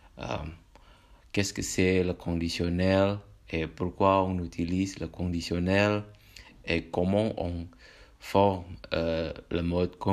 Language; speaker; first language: French; non-native, learner; Indonesian